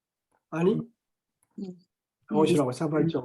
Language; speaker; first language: Korean; native; Korean